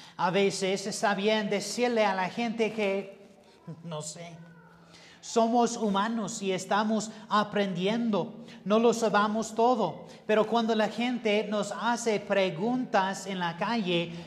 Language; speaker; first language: Spanish; non-native, learner; English